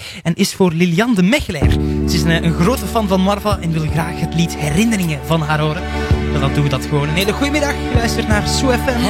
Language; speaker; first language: Dutch; native; Dutch